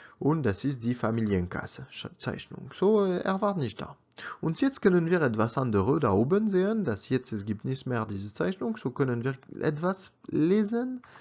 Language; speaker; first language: German; non-native, learner; French